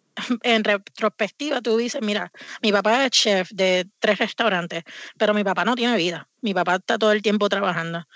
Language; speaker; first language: Spanish; native; Spanish